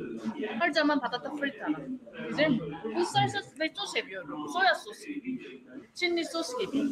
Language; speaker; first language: Turkish; non-native, learner; Korean